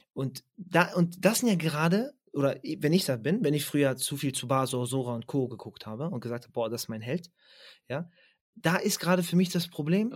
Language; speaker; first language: German; early bilingual, other home language; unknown